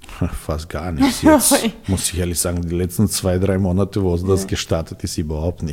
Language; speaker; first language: German; non-native, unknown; Serbian